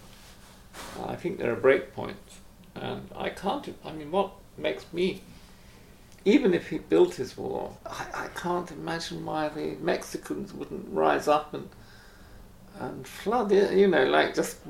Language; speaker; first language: English; native; English